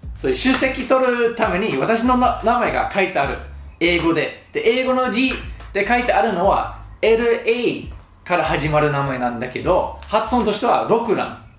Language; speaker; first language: Japanese; non-native, fluent; English